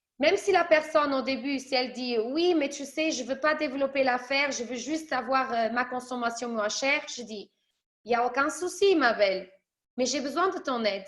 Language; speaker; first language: French; early bilingual, other home language; Portuguese